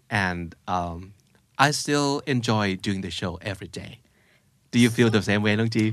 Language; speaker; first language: English; non-native, fluent; Thai